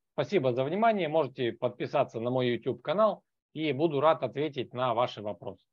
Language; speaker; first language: Russian; native; Russian